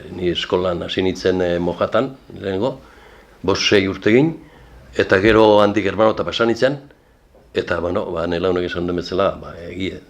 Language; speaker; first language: Basque; native; Basque